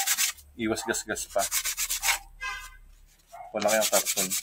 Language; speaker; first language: Filipino; native; Filipino